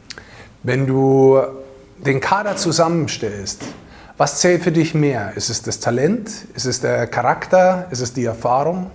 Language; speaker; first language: German; native; German